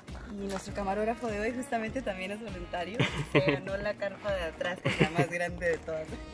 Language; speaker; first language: Spanish; native; Spanish